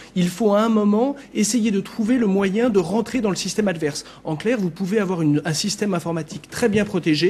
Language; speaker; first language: French; native; French